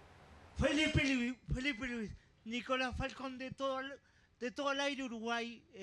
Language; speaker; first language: Spanish; native; Spanish